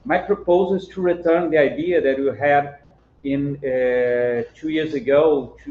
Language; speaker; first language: English; non-native, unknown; Portuguese